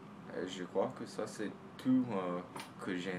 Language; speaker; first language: French; non-native, learner; English